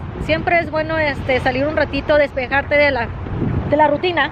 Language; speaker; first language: Spanish; early bilingual, heritage; Spanish